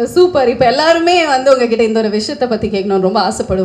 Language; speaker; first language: Tamil; native; Tamil